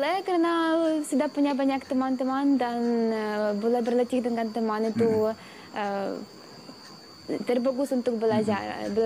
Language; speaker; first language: Indonesian; non-native, learner; Uzbek